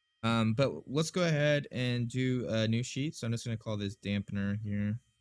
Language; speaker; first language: English; native; English